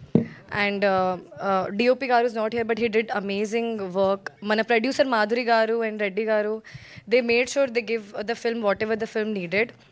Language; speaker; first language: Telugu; non-native, learner; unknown